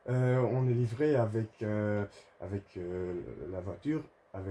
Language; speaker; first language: French; non-native, learner; Dutch